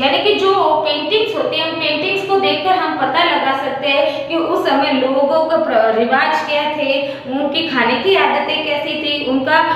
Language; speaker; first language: Hindi; native; Hindi